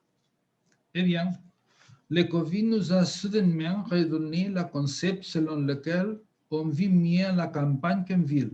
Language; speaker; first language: French; non-native, fluent; Spanish